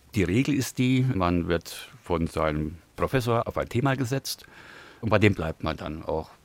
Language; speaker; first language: German; native; German